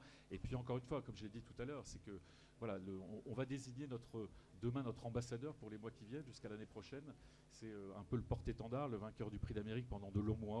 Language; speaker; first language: French; native; French